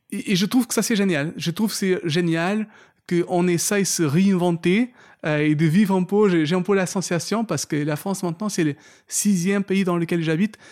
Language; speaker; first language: French; non-native, fluent; Portuguese